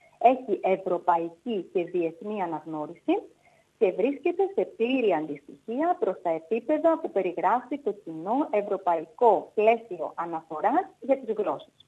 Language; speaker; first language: Greek; native; Greek